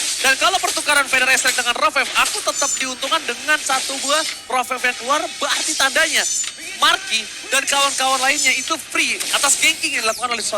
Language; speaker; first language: Indonesian; native; Indonesian